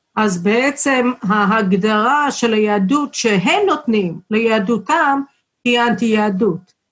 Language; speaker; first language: Hebrew; non-native, fluent; English